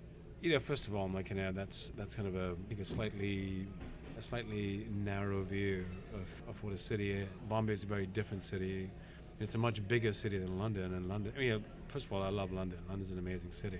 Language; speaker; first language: English; non-native, local second language; Hindi